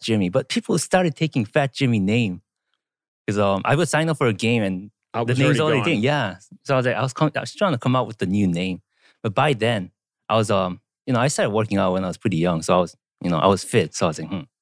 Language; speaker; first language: English; non-native, fluent; Korean